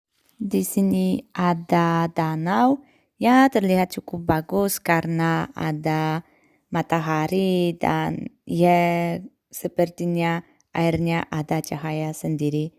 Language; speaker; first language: Indonesian; non-native, fluent; Polish